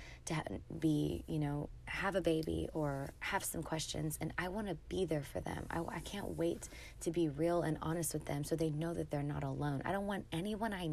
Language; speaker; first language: English; native; English